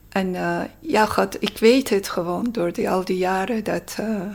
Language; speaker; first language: Dutch; non-native, fluent; Persian